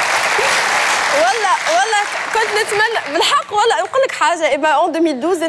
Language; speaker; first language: Arabic; native; Arabic